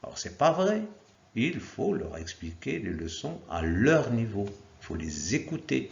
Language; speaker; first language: French; non-native, local second language; Arabic